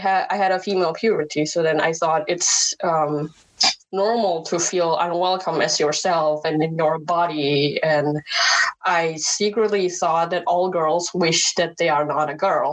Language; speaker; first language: English; non-native, fluent; Indonesian